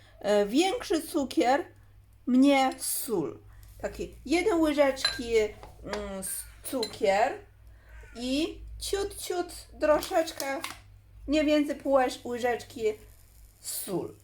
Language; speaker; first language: Polish; non-native, learner; Chinese